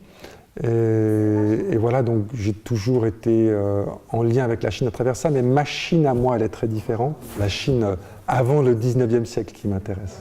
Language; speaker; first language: French; native; French